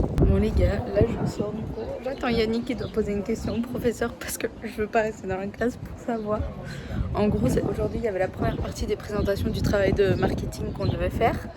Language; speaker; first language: French; native; French